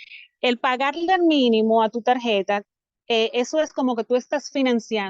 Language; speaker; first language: Spanish; native; Spanish